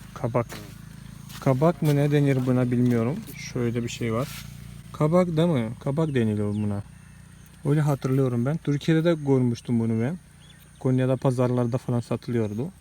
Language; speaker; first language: Turkish; non-native, fluent; Malayalam